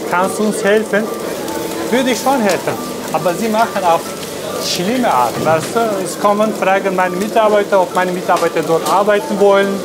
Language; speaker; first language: German; non-native, fluent; Turkish